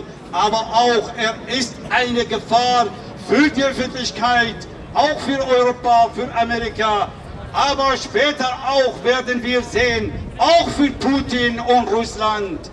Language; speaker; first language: German; non-native, fluent; Kurdish